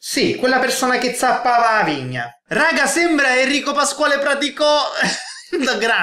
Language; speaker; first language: Italian; native; Italian